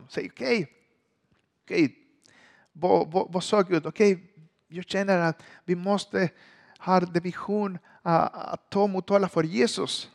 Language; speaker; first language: Swedish; non-native, learner; Spanish